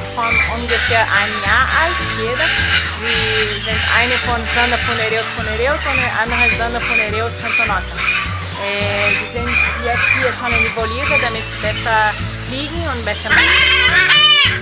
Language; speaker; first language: German; non-native, learner; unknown